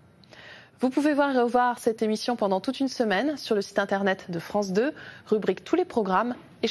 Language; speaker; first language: French; native; French